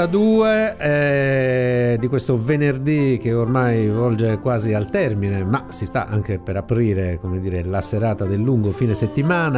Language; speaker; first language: Italian; native; Italian